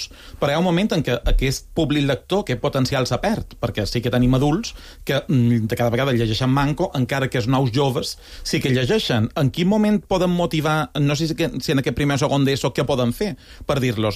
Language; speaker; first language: Catalan; native; Catalan